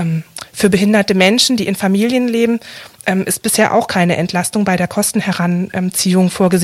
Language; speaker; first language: German; native; German